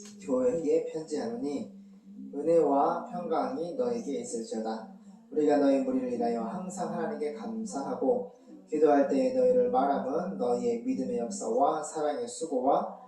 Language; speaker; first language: Korean; native; Korean